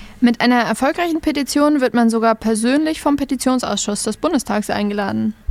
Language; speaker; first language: German; native; German